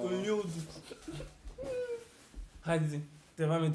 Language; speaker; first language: Turkish; non-native, fluent; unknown